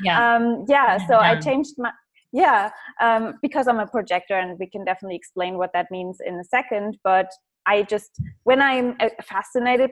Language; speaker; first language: English; non-native, fluent; German